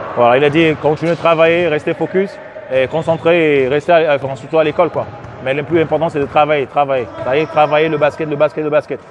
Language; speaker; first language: French; non-native, local second language; Sango